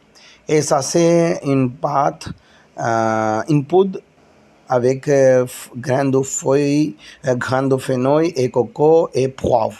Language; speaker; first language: French; non-native, learner; Tamil